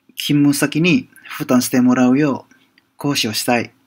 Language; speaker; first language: Japanese; non-native, fluent; Indonesian